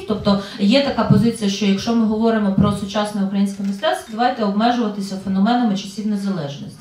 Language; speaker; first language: Ukrainian; native; Ukrainian